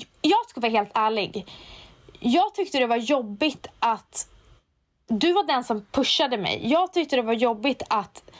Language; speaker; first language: Swedish; native; Swedish